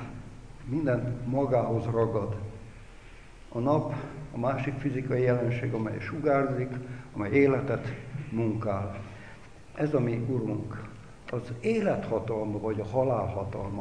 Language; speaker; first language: Hungarian; native; Hungarian